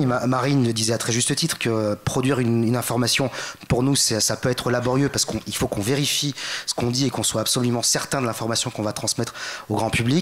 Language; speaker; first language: French; native; French